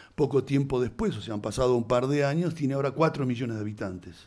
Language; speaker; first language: Spanish; native; Spanish